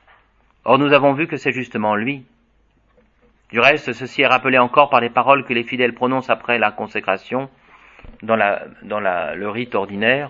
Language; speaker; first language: French; native; French